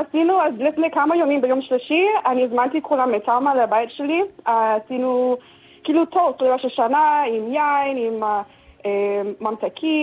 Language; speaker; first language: Hebrew; non-native, learner; English